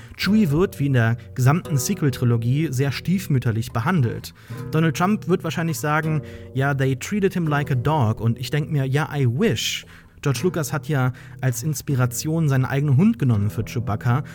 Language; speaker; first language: German; native; German